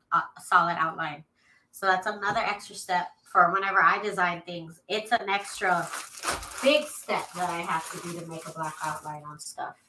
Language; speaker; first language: English; native; English